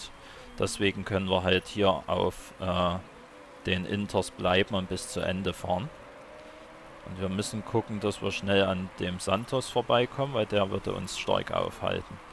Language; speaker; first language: German; native; German